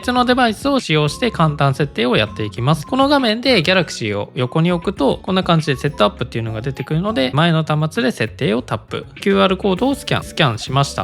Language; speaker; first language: Japanese; native; Japanese